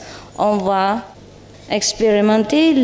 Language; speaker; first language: French; non-native, learner; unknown